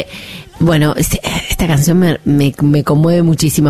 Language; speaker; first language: Spanish; native; Spanish